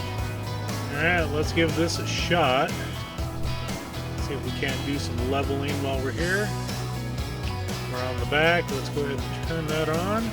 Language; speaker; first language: English; native; English